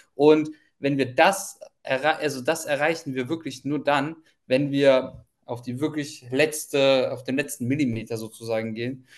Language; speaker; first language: German; early bilingual, other home language; Ukrainian